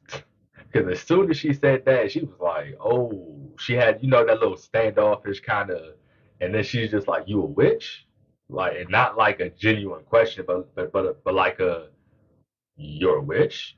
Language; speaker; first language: English; native; English